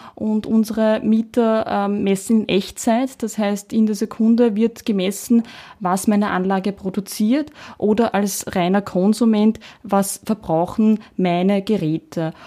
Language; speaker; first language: German; early bilingual, heritage; Czech